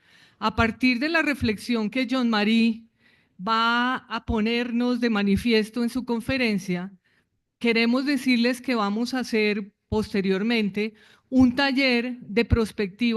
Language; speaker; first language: Spanish; native; Spanish